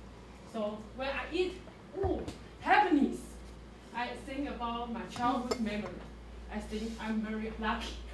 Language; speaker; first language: English; non-native, learner; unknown